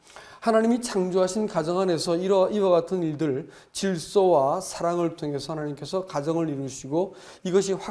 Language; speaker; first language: Korean; native; Korean